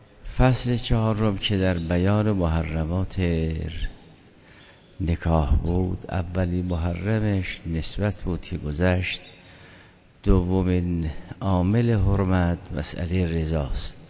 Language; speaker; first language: Persian; native; Persian